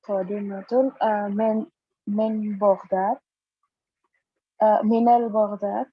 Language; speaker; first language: Arabic; non-native, learner; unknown